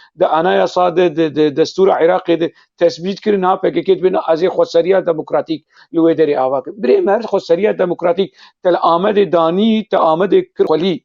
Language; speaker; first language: Kurdish; native; Kurdish